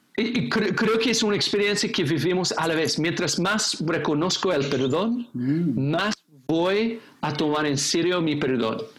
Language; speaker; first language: Spanish; non-native, fluent; English